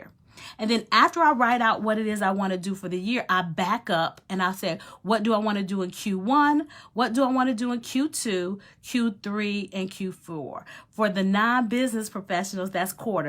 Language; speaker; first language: English; native; English